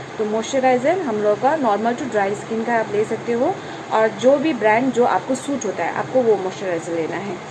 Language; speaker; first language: Hindi; non-native, local second language; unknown